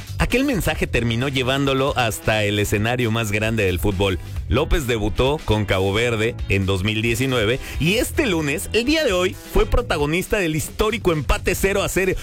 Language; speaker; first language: Spanish; native; Spanish